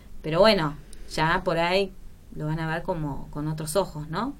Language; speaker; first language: Spanish; native; Spanish